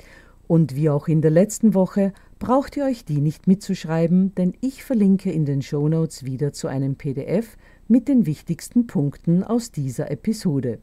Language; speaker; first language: German; native; German